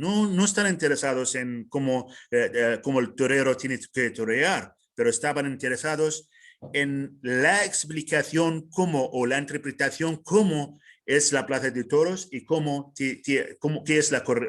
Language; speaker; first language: Spanish; non-native, fluent; Arabic